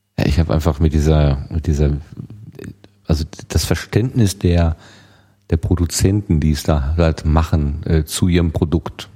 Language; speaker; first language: German; native; German